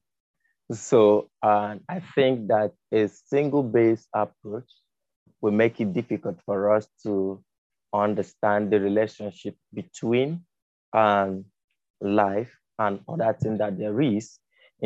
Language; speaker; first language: English; non-native, local second language; Igbo